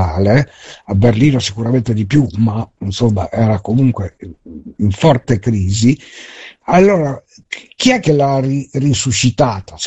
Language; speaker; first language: Italian; native; Italian